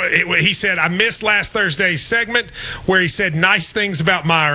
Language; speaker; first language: English; native; English